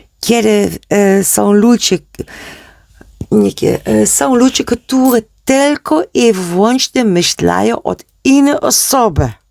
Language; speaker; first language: Polish; non-native, learner; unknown